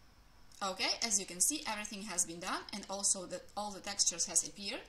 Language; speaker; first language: English; non-native, fluent; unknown